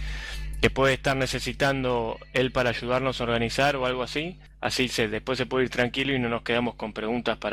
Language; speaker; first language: Spanish; native; Spanish